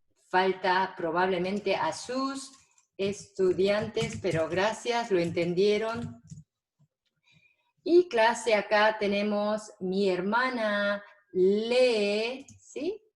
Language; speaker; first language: Spanish; non-native, fluent; Korean